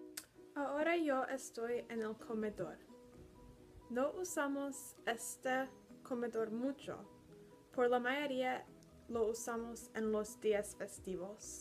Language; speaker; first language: Spanish; non-native, learner; English